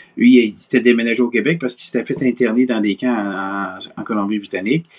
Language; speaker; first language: French; native; French